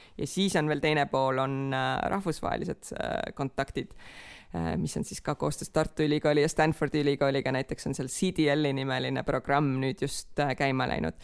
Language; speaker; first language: Estonian; native; Estonian